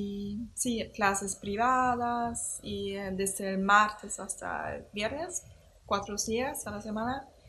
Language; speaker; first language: Spanish; non-native, fluent; German